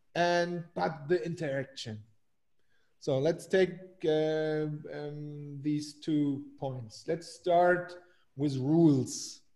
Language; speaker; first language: English; non-native, fluent; German